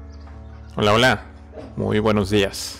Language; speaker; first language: Spanish; native; Spanish